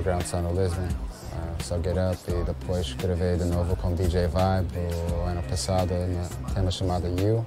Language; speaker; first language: Portuguese; non-native, fluent; English